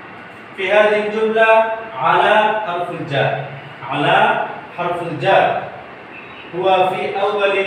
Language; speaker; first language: Arabic; non-native, fluent; Bangla